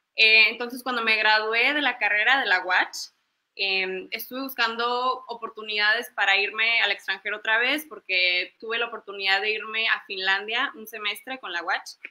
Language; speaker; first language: Spanish; native; Spanish